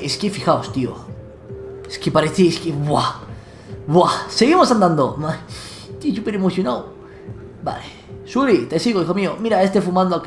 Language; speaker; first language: Spanish; native; Spanish